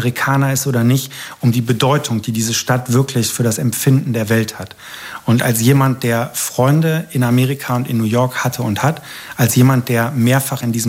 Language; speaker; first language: German; native; German